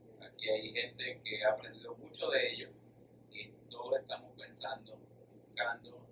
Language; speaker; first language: Spanish; native; Spanish